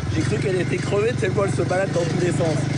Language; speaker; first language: French; native; French